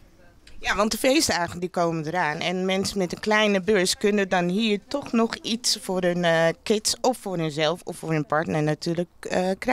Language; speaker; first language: Dutch; native; Dutch